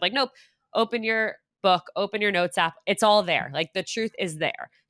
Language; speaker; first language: English; native; English